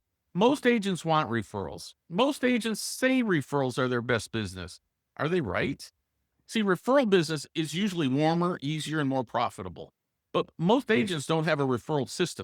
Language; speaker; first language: English; native; English